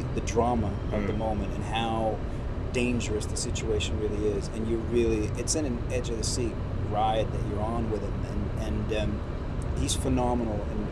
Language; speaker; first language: English; non-native, fluent; Arabic